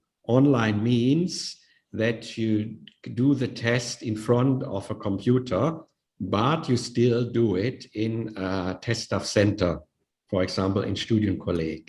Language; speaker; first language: English; non-native, fluent; Indonesian